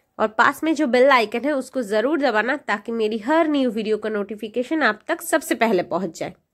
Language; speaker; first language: Hindi; non-native, local second language; Bangla